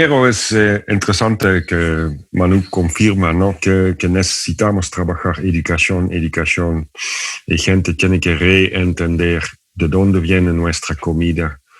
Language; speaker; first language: Spanish; non-native, fluent; Dutch